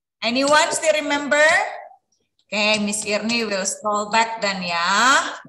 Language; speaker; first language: English; non-native, fluent; Indonesian